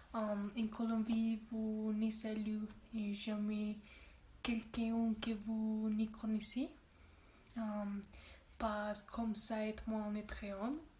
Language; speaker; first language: French; non-native, learner; Spanish